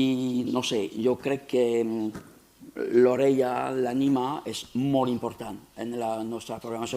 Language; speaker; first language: Catalan; non-native, fluent; French